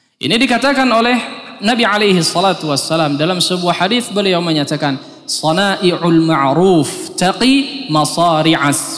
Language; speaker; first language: Indonesian; native; Indonesian